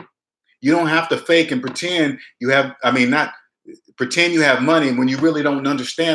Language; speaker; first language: English; native; English